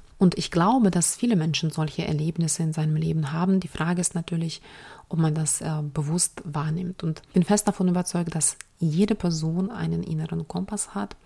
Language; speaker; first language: German; non-native, fluent; Ukrainian